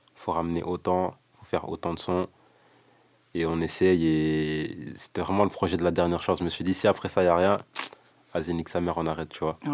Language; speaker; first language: French; early bilingual, other home language; Lingala